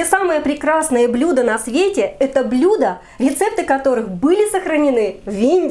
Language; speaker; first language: Russian; native; Russian